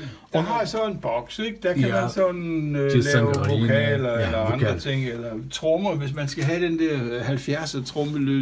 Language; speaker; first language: Danish; native; Danish